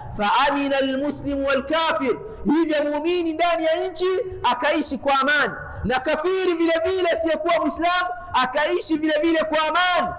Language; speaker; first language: Swahili; native; Swahili